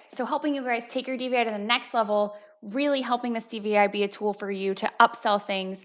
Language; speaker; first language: English; native; English